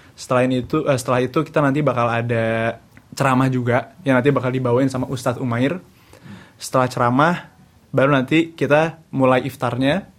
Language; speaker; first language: Indonesian; native; Indonesian